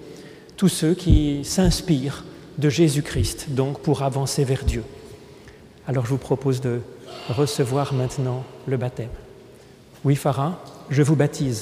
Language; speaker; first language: French; native; French